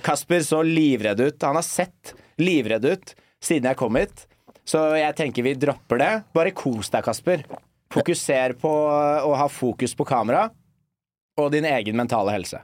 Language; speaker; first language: Norwegian; early bilingual, other home language; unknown